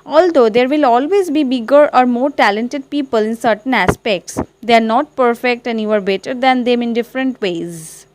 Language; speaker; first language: English; non-native, local second language; Bangla